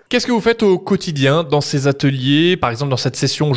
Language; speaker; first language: French; native; French